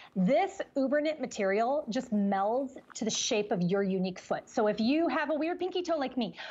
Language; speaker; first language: English; native; English